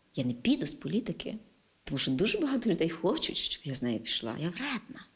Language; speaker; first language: Ukrainian; native; Ukrainian